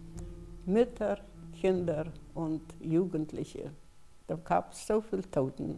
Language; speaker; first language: German; early bilingual, heritage; German